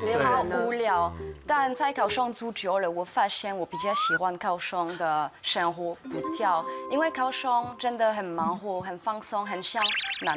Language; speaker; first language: Chinese; non-native, fluent; French